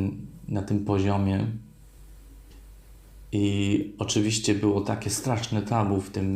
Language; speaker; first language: Polish; early bilingual, heritage; Polish